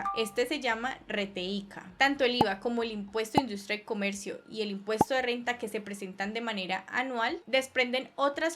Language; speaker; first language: Spanish; native; Spanish